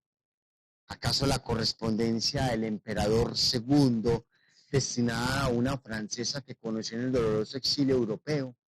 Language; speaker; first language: Spanish; native; Spanish